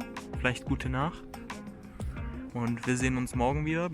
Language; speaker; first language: German; native; German